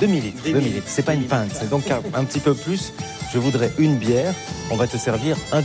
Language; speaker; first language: French; native; French